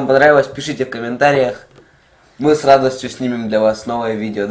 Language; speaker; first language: Russian; native; Russian